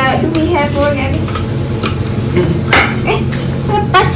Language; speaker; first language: English; non-native, learner; Indonesian